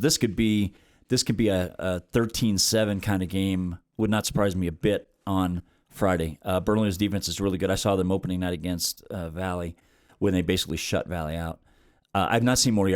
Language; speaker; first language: English; native; English